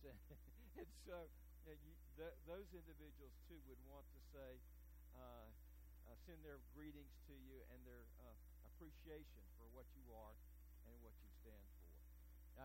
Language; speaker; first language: English; native; English